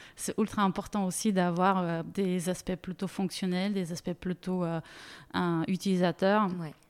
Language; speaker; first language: French; non-native, fluent; Bulgarian